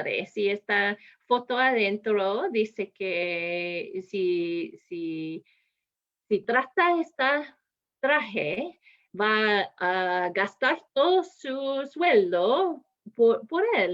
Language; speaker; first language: Spanish; non-native, fluent; English